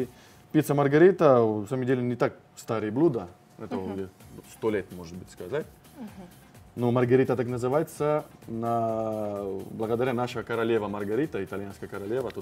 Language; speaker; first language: Russian; non-native, fluent; Italian